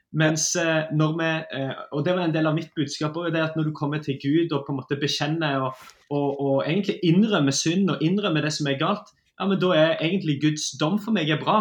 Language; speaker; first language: Norwegian; native; Norwegian